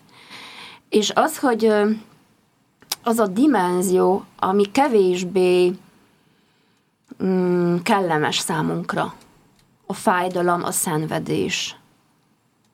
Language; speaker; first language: Hungarian; non-native, fluent; Polish